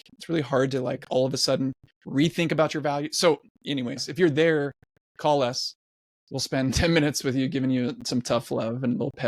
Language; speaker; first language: English; native; English